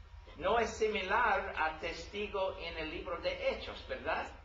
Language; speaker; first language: Spanish; non-native, learner; English